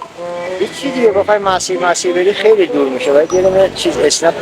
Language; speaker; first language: Persian; native; Persian